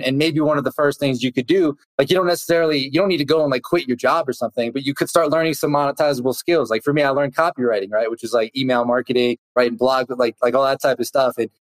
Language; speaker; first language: English; native; English